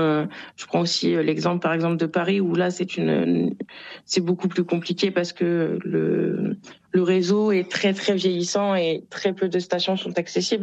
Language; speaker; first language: French; native; French